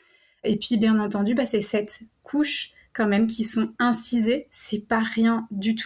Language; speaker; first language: French; native; French